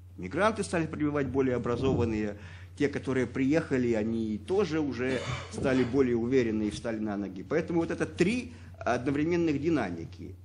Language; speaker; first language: Russian; native; Russian